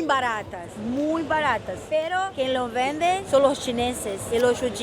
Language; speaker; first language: Spanish; non-native, learner; Portuguese